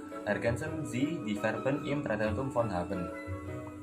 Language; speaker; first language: German; non-native, learner; Indonesian